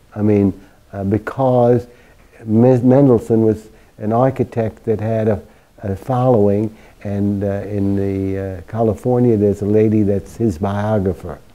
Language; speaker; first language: English; early bilingual, other home language; German